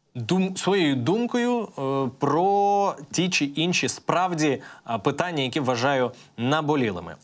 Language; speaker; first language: Ukrainian; native; Ukrainian